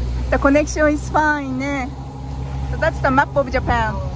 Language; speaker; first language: English; non-native, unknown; Japanese